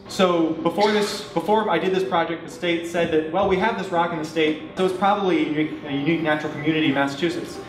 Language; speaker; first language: English; native; English